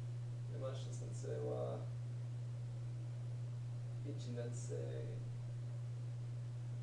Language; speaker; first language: Japanese; non-native, learner; English